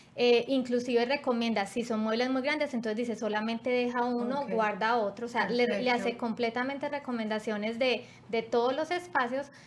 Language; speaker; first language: Spanish; native; Spanish